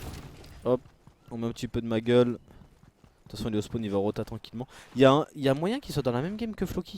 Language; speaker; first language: French; native; French